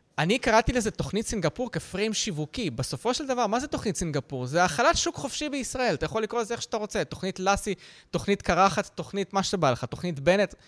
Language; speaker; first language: Hebrew; early bilingual, other home language; Russian